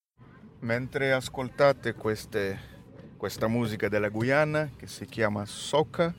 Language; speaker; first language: Italian; non-native, fluent; Portuguese